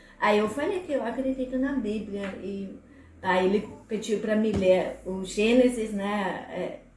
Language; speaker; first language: Portuguese; non-native, fluent; German